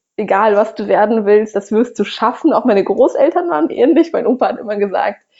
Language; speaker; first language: German; non-native, fluent; Russian